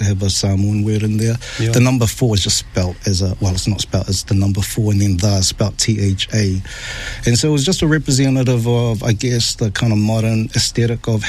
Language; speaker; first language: English; native; English